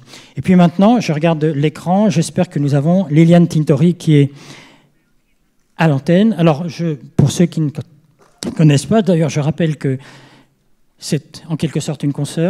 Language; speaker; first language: French; native; French